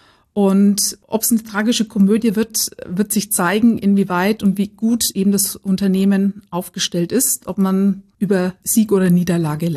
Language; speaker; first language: German; native; German